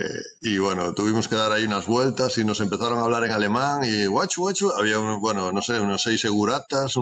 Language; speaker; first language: Spanish; native; Spanish